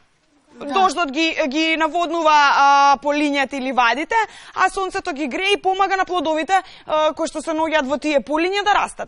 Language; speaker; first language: Macedonian; native; Macedonian